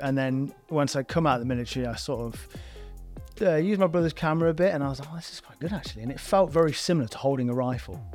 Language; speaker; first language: English; native; English